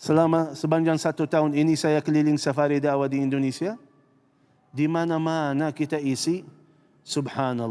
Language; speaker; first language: Indonesian; non-native, fluent; Arabic